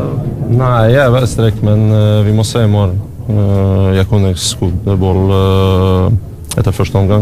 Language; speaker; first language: Norwegian; non-native, learner; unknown